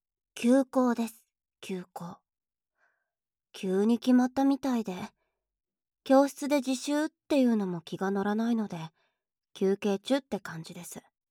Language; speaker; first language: Japanese; native; Japanese